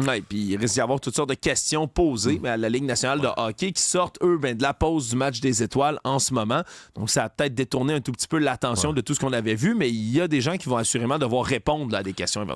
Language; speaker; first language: French; native; French